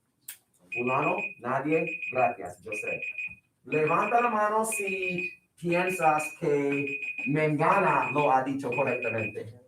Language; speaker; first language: Spanish; non-native, fluent; English